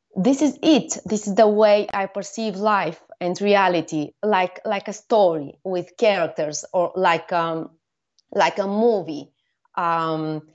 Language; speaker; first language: English; non-native, fluent; Bulgarian